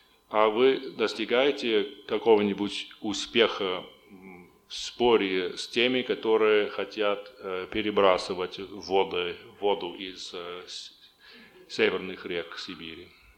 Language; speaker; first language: Russian; non-native, fluent; English